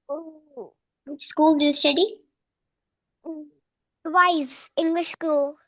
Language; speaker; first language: English; non-native, learner; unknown